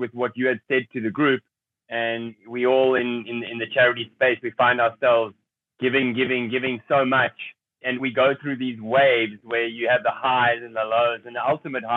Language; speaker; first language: English; native; English